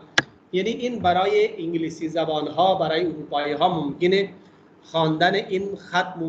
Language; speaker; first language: Persian; non-native, fluent; Urdu